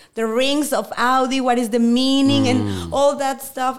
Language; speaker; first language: English; non-native, learner; Spanish